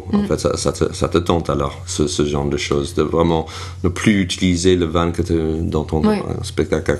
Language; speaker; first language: French; non-native, fluent; English